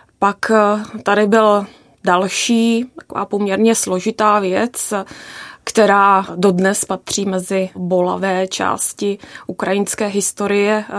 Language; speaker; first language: Czech; native; Czech